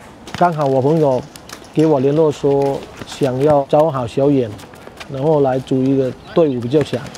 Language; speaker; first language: Chinese; non-native, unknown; Thai